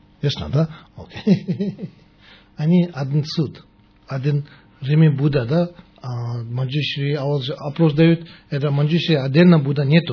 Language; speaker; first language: Russian; non-native, learner; Tibetan